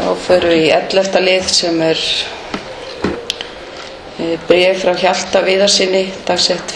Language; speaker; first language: Icelandic; native; Icelandic